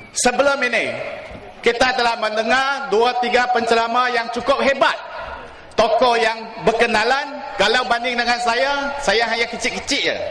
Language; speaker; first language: Malay; non-native, local second language; Chinese